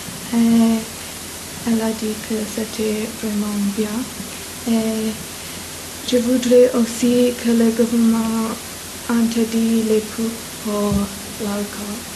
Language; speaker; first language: French; non-native, learner; English